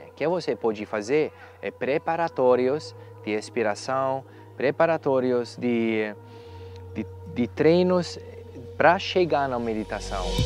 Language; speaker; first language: Portuguese; non-native, learner; German